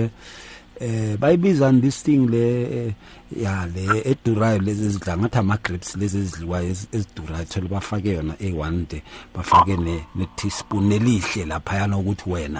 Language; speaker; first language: English; non-native, local second language; Zulu